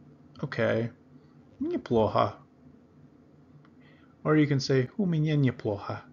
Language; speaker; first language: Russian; non-native, learner; English